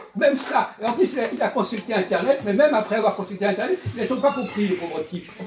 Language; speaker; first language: French; native; French